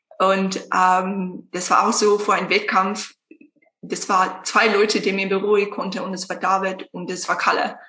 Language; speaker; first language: German; non-native, fluent; Afrikaans